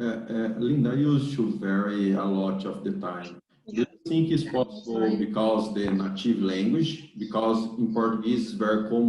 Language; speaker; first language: English; non-native, learner; Portuguese